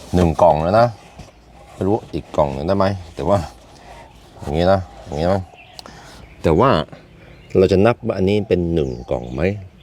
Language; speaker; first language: Thai; non-native, fluent; Norwegian